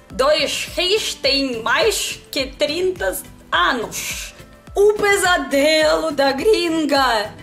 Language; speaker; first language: Portuguese; non-native, learner; Russian